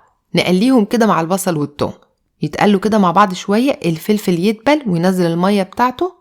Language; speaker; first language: Arabic; native; Arabic